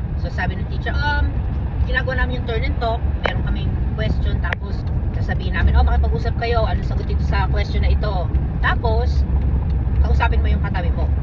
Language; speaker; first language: Filipino; native; Filipino